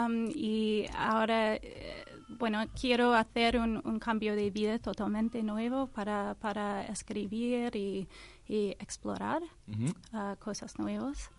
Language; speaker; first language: Spanish; non-native, learner; English